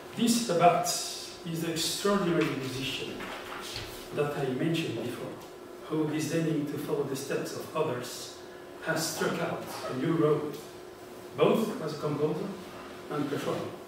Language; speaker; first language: English; non-native, fluent; Portuguese